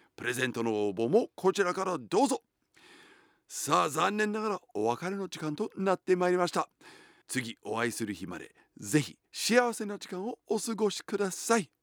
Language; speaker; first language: Japanese; non-native, fluent; English